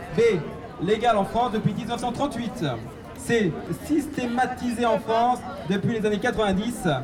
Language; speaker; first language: French; native; French